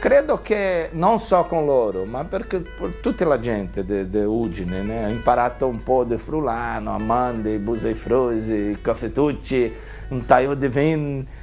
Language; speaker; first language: Italian; non-native, fluent; Portuguese